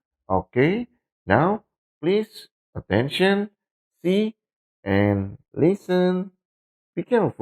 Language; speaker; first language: English; non-native, fluent; Indonesian